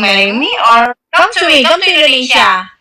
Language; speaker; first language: English; non-native, learner; Indonesian